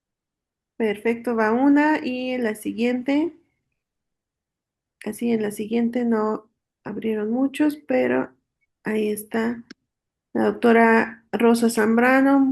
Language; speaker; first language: Spanish; native; Spanish